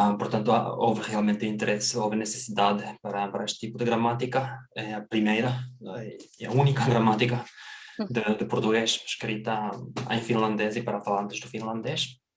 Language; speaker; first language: Portuguese; non-native, fluent; Finnish